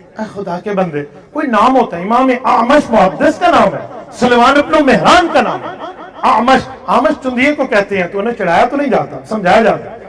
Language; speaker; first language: Urdu; non-native, local second language; Saraiki